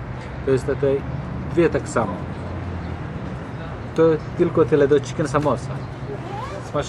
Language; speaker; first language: Polish; non-native, learner; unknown